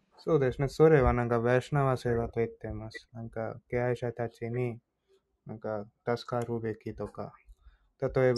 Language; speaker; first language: Japanese; non-native, fluent; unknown